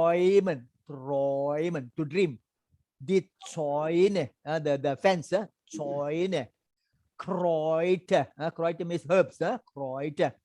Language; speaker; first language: German; non-native, learner; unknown